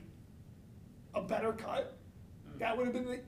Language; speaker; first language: English; native; English